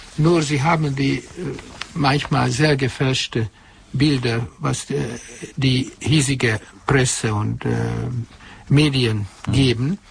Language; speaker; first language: German; non-native, fluent; Hungarian